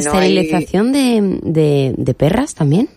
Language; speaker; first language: Spanish; native; Spanish